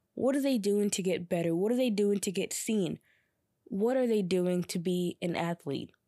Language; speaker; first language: English; native; English